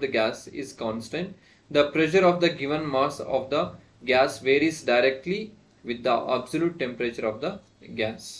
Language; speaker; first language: English; non-native, local second language; Kannada